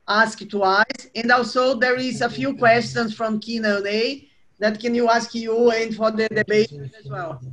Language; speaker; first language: English; non-native, fluent; Portuguese